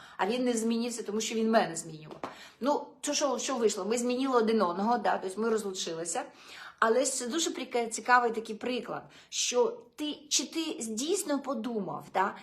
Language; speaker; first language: Ukrainian; non-native, local second language; Russian